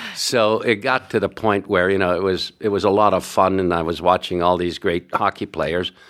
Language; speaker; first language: English; early bilingual, other home language; Hungarian